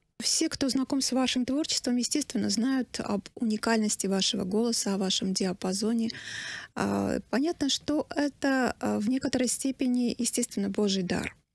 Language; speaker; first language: Russian; non-native, local second language; Armenian